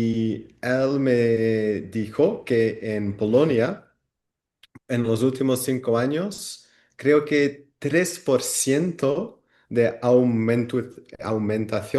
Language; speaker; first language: Spanish; non-native, fluent; Dutch